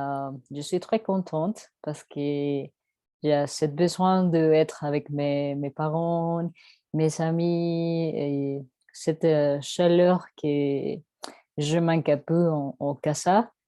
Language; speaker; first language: French; non-native, learner; Spanish